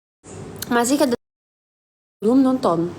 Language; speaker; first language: Indonesian; non-native, fluent; Russian